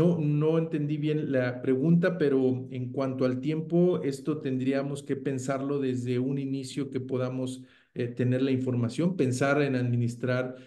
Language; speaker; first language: Spanish; native; Spanish